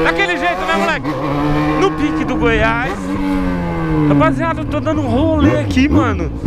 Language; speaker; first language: Portuguese; native; Portuguese